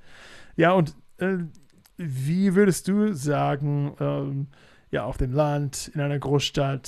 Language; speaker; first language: German; non-native, fluent; English